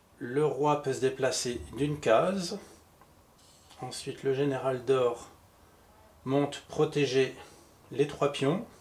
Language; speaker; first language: French; native; French